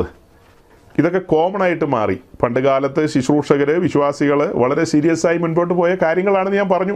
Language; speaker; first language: Malayalam; native; Malayalam